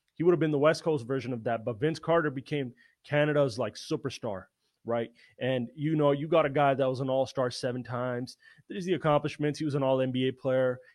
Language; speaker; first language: English; native; English